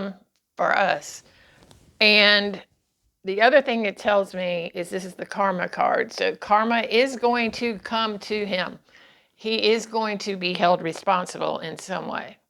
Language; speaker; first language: English; native; English